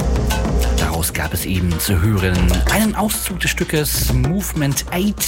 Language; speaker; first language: German; native; German